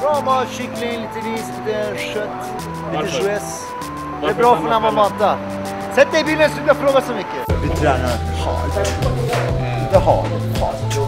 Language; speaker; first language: Swedish; early bilingual, other home language; Persian